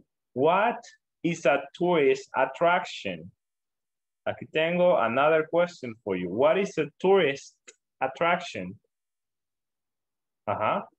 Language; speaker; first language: English; non-native, learner; Spanish